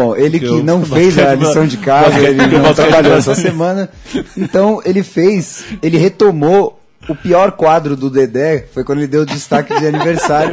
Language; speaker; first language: Portuguese; native; Portuguese